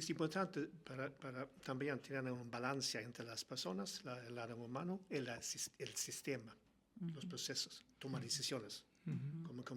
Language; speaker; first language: Spanish; non-native, learner; Swedish